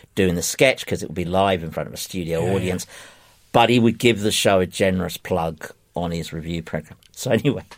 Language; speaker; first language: English; native; English